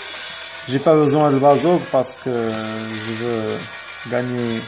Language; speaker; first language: French; non-native, fluent; Arabic